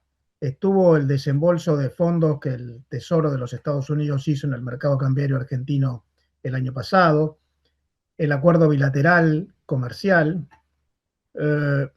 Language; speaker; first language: Spanish; native; Spanish